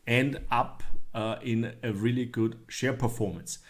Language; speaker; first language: English; non-native, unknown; German